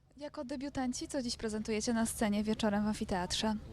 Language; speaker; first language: Polish; native; Polish